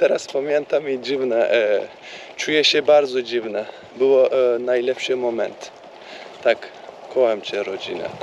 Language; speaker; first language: Polish; non-native, learner; Turkish